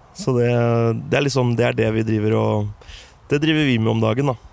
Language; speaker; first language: Norwegian; native; Norwegian